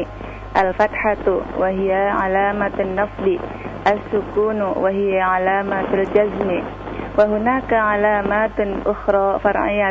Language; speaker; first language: Arabic; non-native, learner; Indonesian